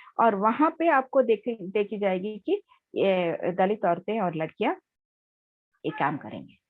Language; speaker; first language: Hindi; non-native, local second language; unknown